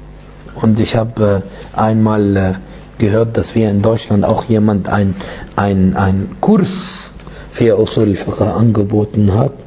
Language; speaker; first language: German; non-native, fluent; Arabic